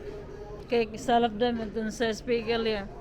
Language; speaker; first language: Dutch; non-native, fluent; Cebuano